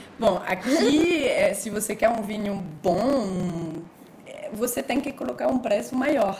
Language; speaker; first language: Portuguese; non-native, fluent; French